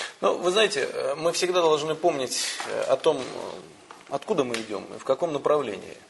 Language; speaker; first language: Russian; native; Russian